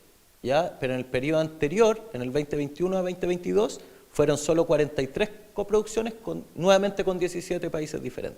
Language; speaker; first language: Spanish; native; Spanish